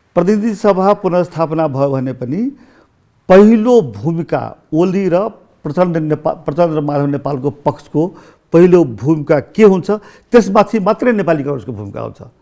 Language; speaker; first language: Nepali; non-native, local second language; Maithili